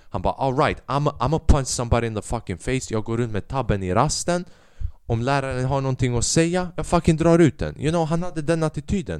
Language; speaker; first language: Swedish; early bilingual, other home language; Albanian